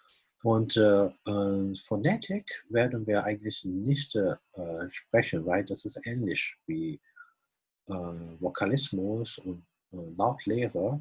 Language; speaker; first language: German; non-native, fluent; Chinese